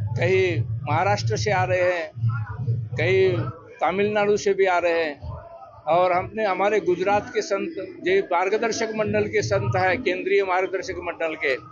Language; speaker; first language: Hindi; non-native, local second language; Gujarati